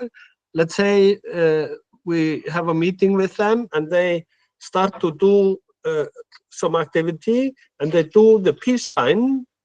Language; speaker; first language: English; non-native, fluent; Icelandic